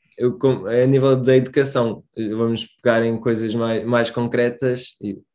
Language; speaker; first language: Portuguese; early bilingual, other home language; Romanian